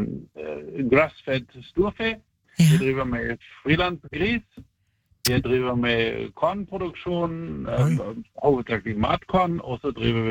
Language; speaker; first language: Norwegian; non-native, fluent; German